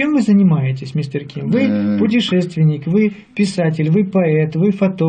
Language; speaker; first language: Russian; native; Russian